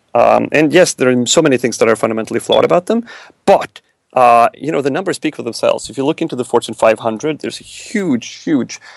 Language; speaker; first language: English; non-native, fluent; Swedish